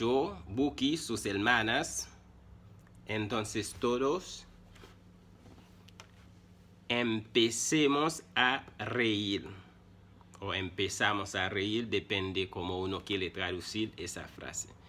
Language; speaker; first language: Spanish; non-native, fluent; Haitian Creole